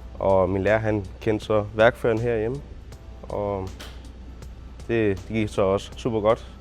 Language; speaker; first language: Danish; native; Danish